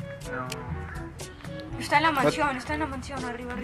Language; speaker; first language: Spanish; native; Spanish